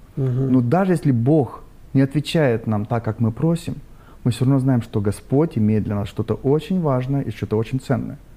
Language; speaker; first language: Russian; native; Russian